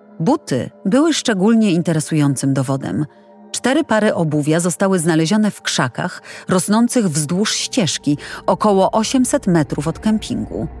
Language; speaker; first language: Polish; native; Polish